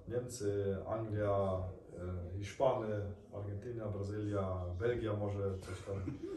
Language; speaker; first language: Polish; early bilingual, heritage; Polish